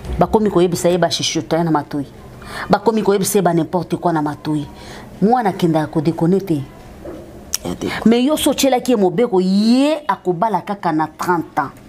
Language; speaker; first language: Lingala; non-native, local second language; Swahili